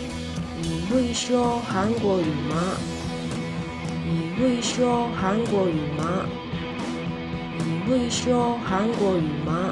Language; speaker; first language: Chinese; non-native, learner; Korean